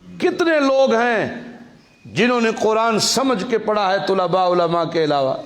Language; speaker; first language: Urdu; non-native, local second language; Punjabi